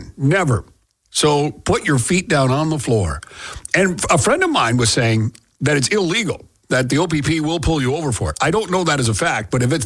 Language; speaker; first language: English; native; English